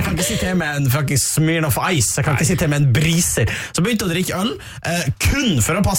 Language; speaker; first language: Norwegian; native; Norwegian